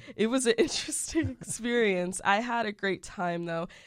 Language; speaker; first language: English; native; English